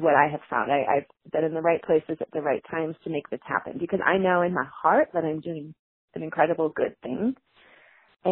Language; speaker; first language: English; native; English